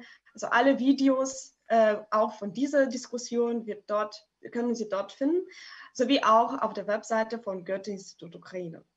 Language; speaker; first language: German; non-native, fluent; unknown